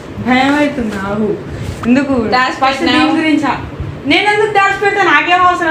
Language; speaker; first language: Telugu; native; Telugu